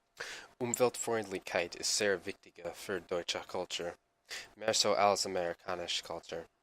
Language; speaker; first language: German; non-native, learner; English